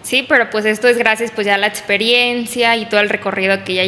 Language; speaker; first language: Spanish; native; Spanish